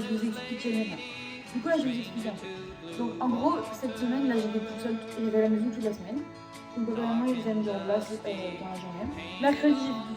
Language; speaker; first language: French; native; French